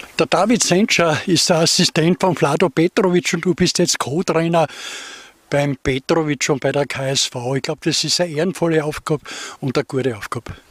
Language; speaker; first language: German; native; German